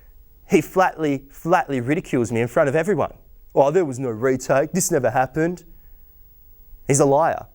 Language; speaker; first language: English; native; English